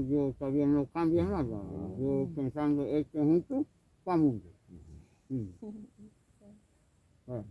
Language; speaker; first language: Spanish; non-native, local second language; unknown